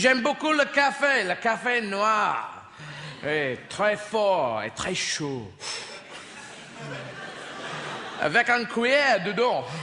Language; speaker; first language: French; non-native, fluent; English